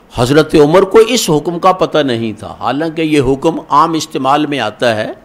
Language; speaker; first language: Urdu; non-native, local second language; Punjabi